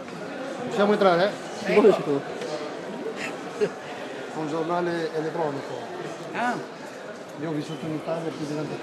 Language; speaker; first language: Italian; non-native, fluent; Arabic